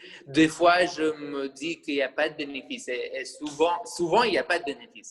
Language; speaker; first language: French; non-native, fluent; English